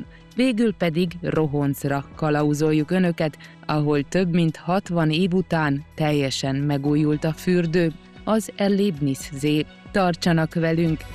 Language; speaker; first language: Hungarian; native; Hungarian